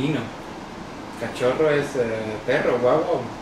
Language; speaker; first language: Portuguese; non-native, learner; Spanish